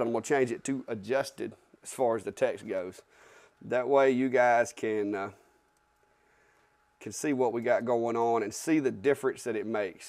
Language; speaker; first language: English; native; English